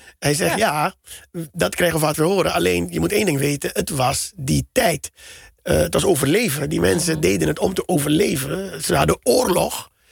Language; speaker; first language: Dutch; native; Dutch